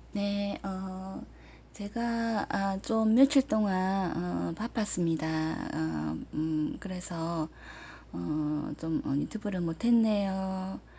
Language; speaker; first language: Korean; native; Korean